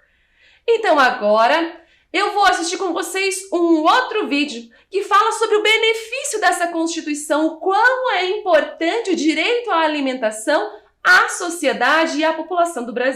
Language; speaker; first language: Portuguese; native; Portuguese